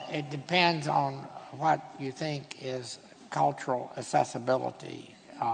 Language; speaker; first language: English; native; English